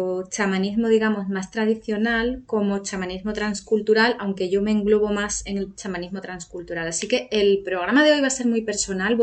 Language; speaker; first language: Spanish; native; Spanish